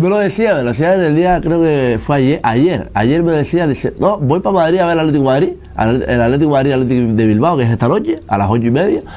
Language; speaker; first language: Spanish; native; Spanish